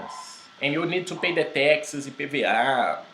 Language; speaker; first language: English; non-native, fluent; Portuguese